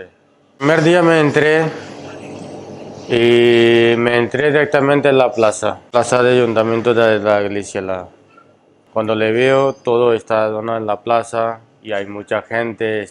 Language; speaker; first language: Spanish; non-native, fluent; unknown